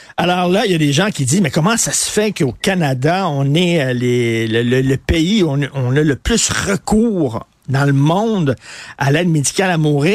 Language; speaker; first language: French; native; French